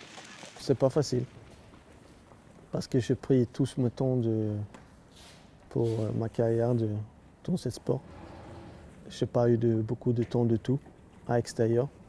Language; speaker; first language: French; non-native, learner; Swedish